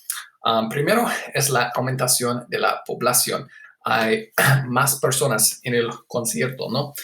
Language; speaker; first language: Spanish; non-native, fluent; English